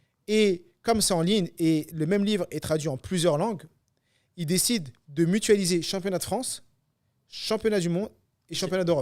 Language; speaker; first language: French; native; French